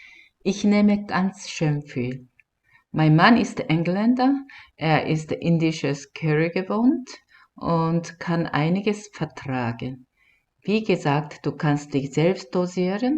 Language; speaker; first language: German; non-native, fluent; Korean